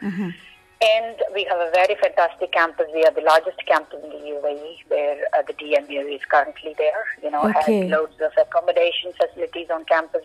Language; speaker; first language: English; non-native, local second language; Malayalam